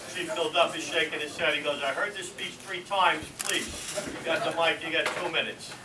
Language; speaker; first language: English; native; English